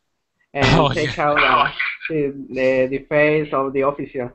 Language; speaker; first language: English; non-native, learner; Spanish